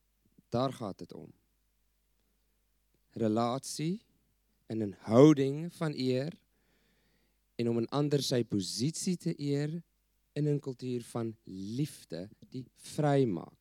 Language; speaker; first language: Dutch; non-native, fluent; English